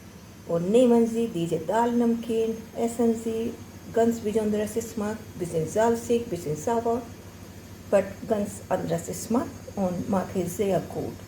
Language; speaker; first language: German; non-native, learner; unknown